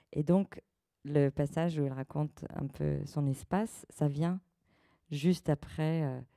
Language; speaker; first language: French; early bilingual, other home language; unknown